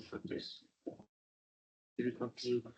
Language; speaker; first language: French; native; French